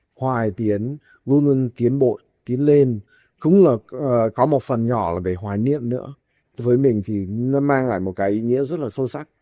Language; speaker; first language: Vietnamese; non-native, fluent; English